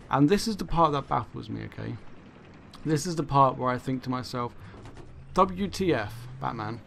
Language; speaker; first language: English; native; English